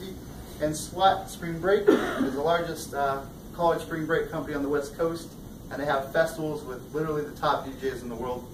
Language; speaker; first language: English; native; English